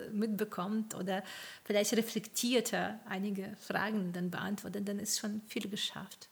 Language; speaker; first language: German; non-native, fluent; Ukrainian